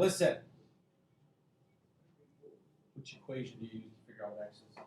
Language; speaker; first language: English; native; English